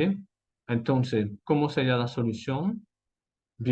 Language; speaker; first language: Spanish; non-native, fluent; French